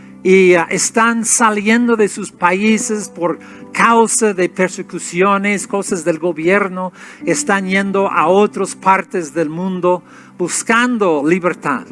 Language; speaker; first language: Spanish; non-native, fluent; English